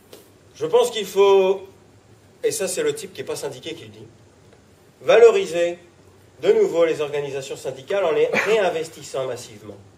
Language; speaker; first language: French; native; French